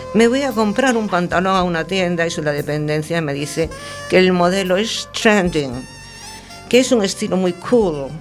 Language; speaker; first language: Spanish; non-native, local second language; Galician